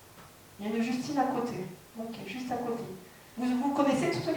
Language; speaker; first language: French; native; French